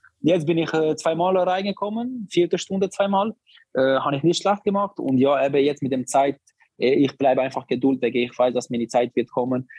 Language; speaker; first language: German; non-native, learner; Albanian